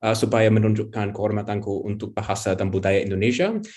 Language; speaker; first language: Indonesian; non-native, fluent; English